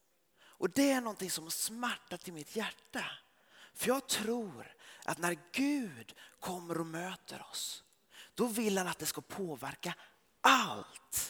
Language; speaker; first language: Swedish; early bilingual, heritage; Swedish